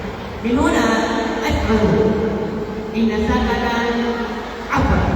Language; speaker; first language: Arabic; non-native, learner; Indonesian